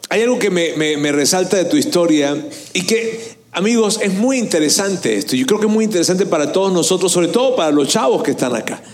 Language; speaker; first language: Spanish; native; Spanish